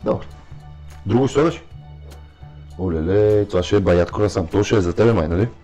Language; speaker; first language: Bulgarian; native; Bulgarian